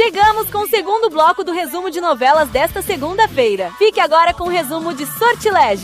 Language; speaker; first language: Portuguese; native; Portuguese